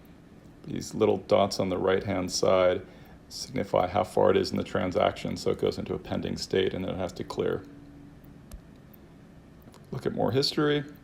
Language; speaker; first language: English; native; English